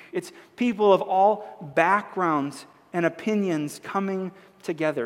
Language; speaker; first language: English; native; English